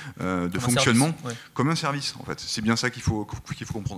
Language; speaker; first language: French; native; French